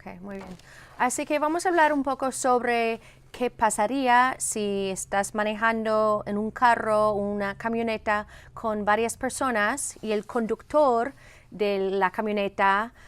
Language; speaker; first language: Spanish; non-native, fluent; English